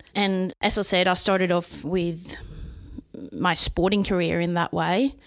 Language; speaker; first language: English; non-native, fluent; Swedish